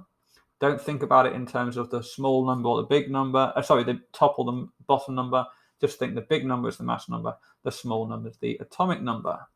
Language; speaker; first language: English; native; English